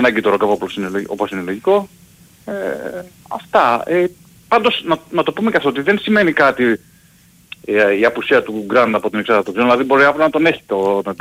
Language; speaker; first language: Greek; native; Greek